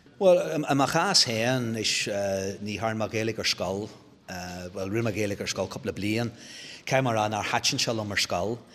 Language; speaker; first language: Irish; non-native, local second language; English